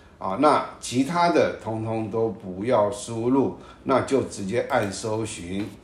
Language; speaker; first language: Chinese; native; Chinese